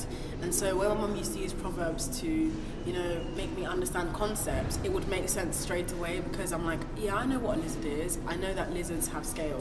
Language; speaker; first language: English; non-native, local second language; Igbo